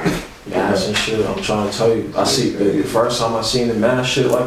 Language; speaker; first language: English; native; English